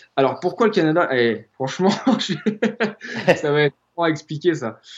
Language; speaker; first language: French; native; French